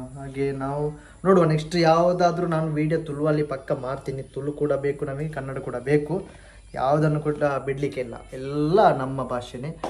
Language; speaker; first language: Kannada; non-native, local second language; Tulu